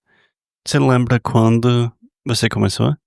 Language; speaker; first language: Portuguese; non-native, fluent; English